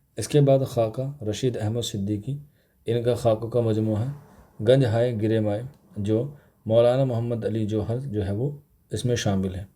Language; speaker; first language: Urdu; native; Urdu